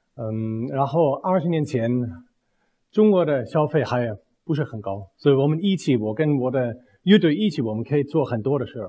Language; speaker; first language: Chinese; non-native, fluent; German